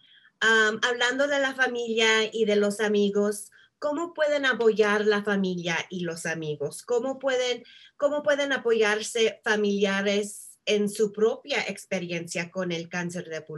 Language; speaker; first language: Spanish; early bilingual, heritage; Spanish